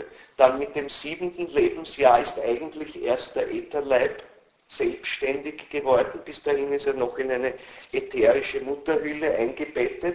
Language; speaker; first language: German; native; German